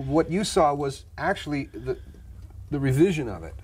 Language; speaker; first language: English; native; English